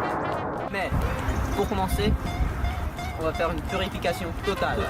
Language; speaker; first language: French; non-native, learner; English